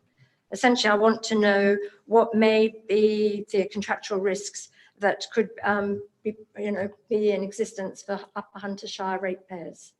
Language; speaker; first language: English; native; English